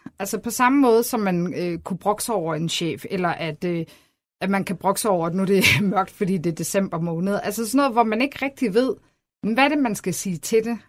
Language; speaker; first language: Danish; native; Danish